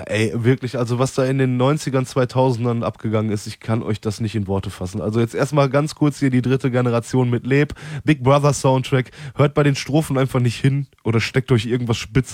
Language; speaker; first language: German; native; German